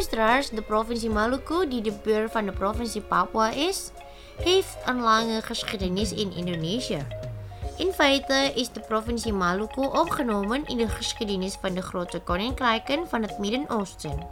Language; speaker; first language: Dutch; non-native, learner; Indonesian